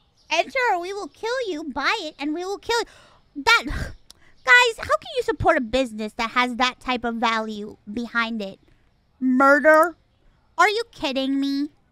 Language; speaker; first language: English; early bilingual, other home language; Spanish